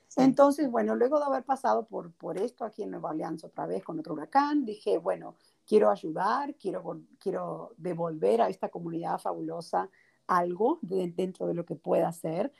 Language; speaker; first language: Spanish; native; Spanish